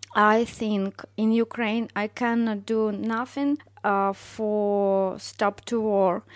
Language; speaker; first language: English; non-native, learner; Ukrainian